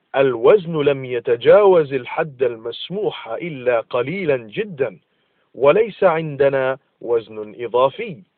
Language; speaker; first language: Arabic; non-native, fluent; English